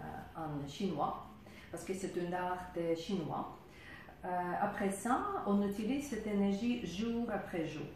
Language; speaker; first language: French; non-native, fluent; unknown